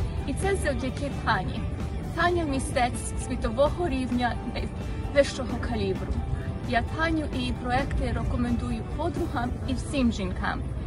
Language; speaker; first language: Ukrainian; early bilingual, heritage; Ukrainian